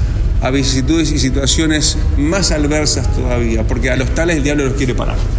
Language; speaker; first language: Spanish; native; Spanish